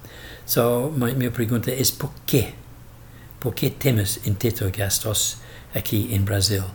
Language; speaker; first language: Portuguese; non-native, fluent; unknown